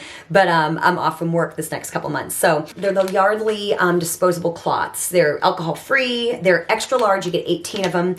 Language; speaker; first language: English; native; English